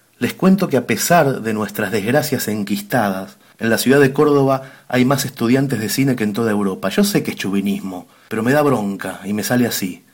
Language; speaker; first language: Spanish; native; Spanish